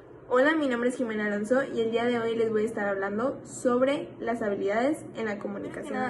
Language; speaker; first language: Spanish; native; Spanish